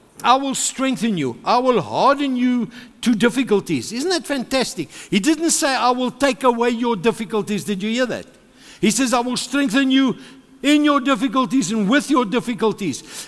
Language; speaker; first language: English; non-native, local second language; Afrikaans